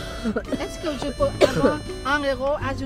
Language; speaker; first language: French; non-native, learner; Vietnamese